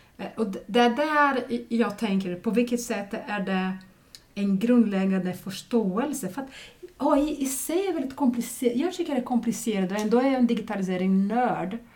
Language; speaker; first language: Swedish; non-native, fluent; Portuguese